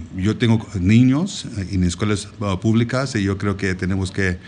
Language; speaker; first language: Spanish; non-native, learner; English